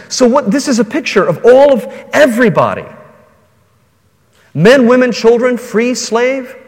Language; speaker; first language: English; native; English